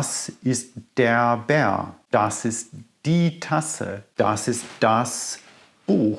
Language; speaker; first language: German; non-native, fluent; English